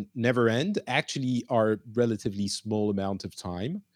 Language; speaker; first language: English; non-native, fluent; Arabic